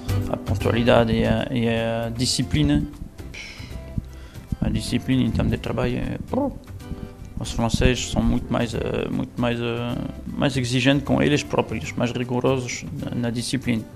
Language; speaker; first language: Portuguese; non-native, fluent; French